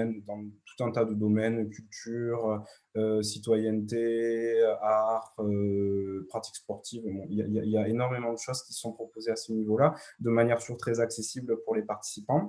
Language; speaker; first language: French; native; French